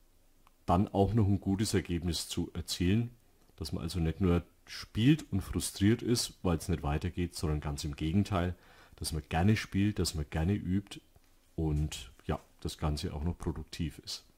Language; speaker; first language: German; native; German